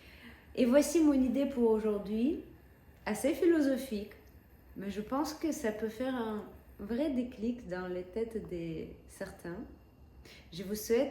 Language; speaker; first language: French; non-native, fluent; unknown